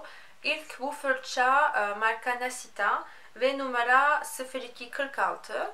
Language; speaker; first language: Turkish; non-native, fluent; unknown